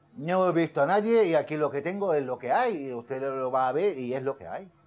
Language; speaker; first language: Spanish; non-native, fluent; Arabic